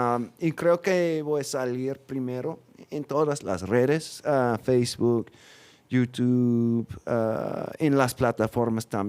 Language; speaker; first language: Spanish; non-native, fluent; English